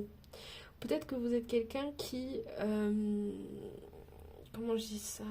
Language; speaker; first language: French; native; French